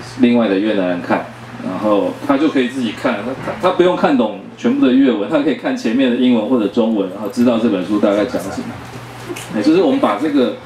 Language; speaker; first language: Chinese; native; Chinese